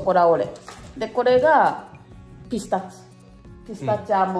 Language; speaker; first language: Japanese; native; Japanese